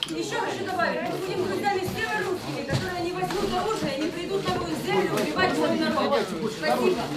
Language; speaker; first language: Russian; non-native, local second language; Ukrainian